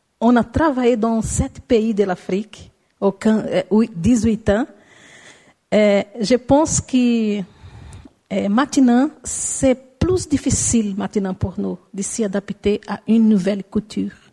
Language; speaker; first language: French; non-native, learner; Portuguese